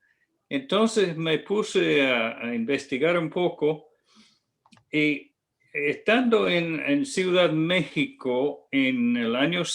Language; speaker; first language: Spanish; non-native, fluent; English